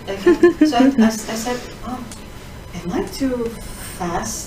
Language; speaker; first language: English; non-native, fluent; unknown